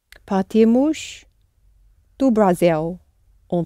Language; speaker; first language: Portuguese; non-native, learner; English